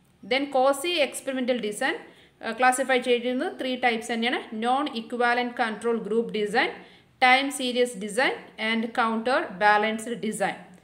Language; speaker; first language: English; non-native, local second language; Malayalam